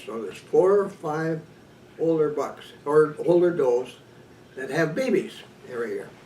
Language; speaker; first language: English; native; English